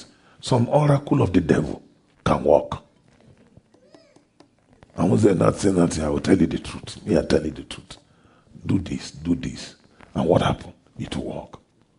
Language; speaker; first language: English; non-native, local second language; Yoruba